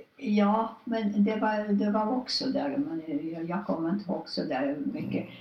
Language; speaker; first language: Swedish; non-native, fluent; Polish